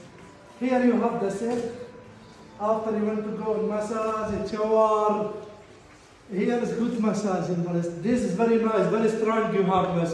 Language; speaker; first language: English; non-native, learner; Arabic